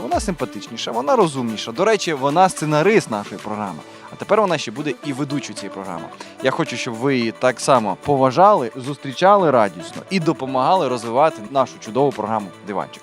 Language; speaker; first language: Ukrainian; native; Ukrainian